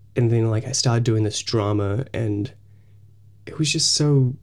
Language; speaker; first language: English; native; English